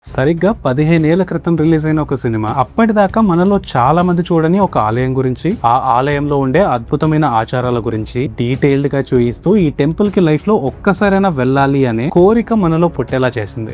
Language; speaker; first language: Telugu; native; Telugu